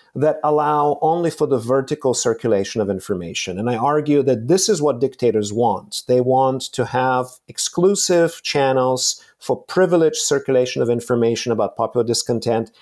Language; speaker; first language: English; non-native, fluent; Bulgarian